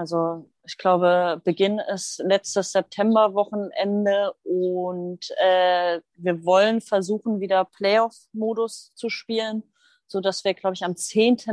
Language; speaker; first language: German; native; German